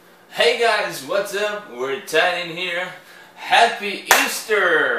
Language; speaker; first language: English; non-native, fluent; Portuguese